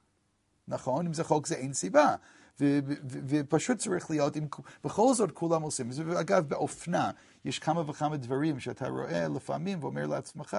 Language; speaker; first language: Hebrew; non-native, fluent; English